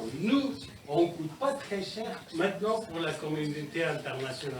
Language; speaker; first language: French; non-native, fluent; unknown